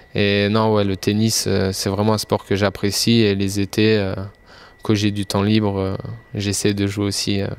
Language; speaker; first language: French; native; French